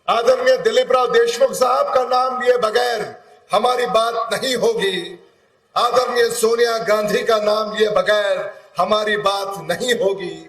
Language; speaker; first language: Hindi; non-native, local second language; Marathi